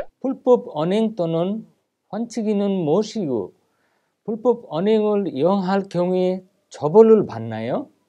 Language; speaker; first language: Korean; non-native, fluent; Bangla